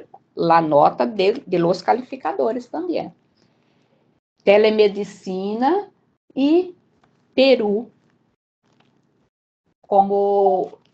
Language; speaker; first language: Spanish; non-native, fluent; Portuguese